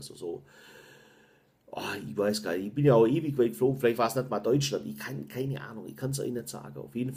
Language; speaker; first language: German; native; German